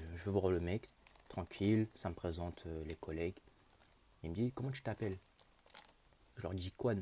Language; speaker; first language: French; native; French